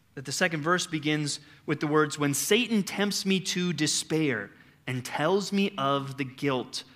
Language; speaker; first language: English; native; English